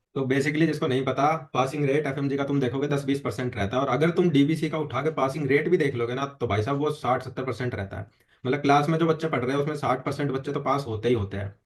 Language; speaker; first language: Hindi; native; Hindi